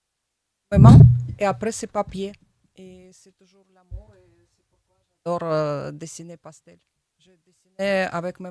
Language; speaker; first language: French; non-native, learner; Russian